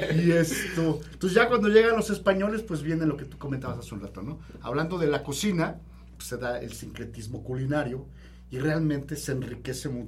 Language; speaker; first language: Spanish; native; Spanish